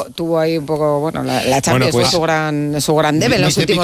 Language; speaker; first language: Spanish; native; Spanish